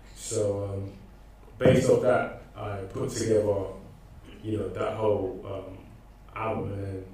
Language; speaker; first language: English; non-native, local second language; Akan